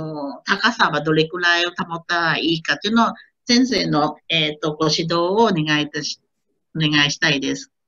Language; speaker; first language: Japanese; non-native, fluent; Thai